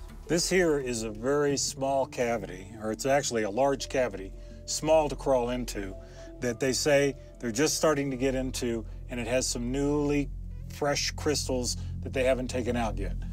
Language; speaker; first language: English; native; English